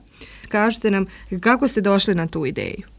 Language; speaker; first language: Croatian; native; Croatian